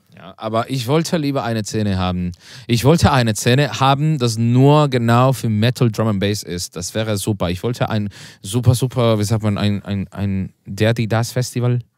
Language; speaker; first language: German; non-native, learner; Spanish